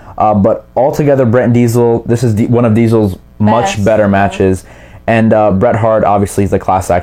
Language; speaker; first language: English; native; English